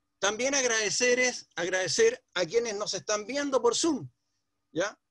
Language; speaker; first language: Spanish; early bilingual, other home language; Ladino